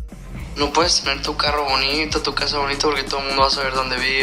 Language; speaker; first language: Spanish; native; Spanish